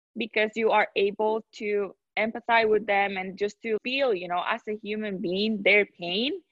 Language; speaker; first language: English; non-native, fluent; Spanish